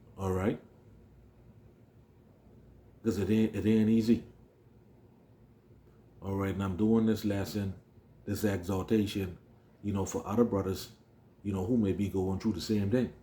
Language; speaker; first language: English; native; English